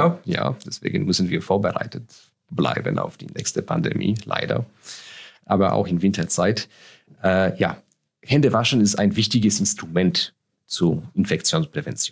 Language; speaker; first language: German; non-native, fluent; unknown